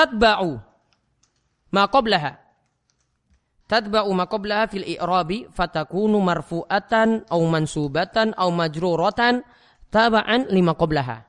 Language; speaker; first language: Arabic; non-native, fluent; Indonesian